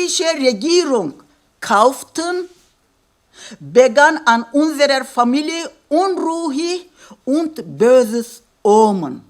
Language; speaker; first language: German; non-native, fluent; Kurdish